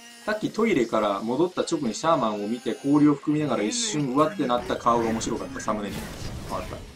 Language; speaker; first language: Japanese; native; Japanese